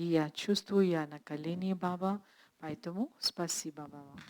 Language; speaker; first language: Russian; non-native, learner; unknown